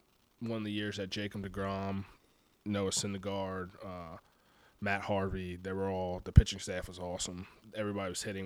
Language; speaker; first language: English; native; English